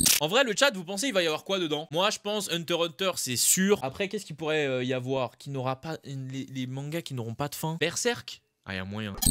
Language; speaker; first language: French; native; French